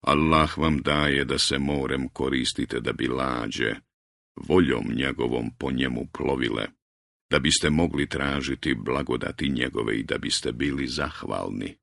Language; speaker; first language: Croatian; native; Croatian